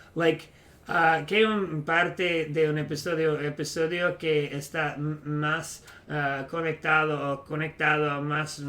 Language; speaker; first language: Spanish; non-native, learner; English